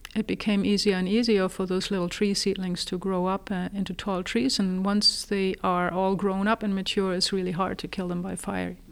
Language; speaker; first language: English; non-native, fluent; German